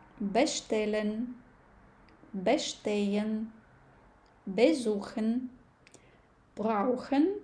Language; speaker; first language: German; non-native, fluent; Ukrainian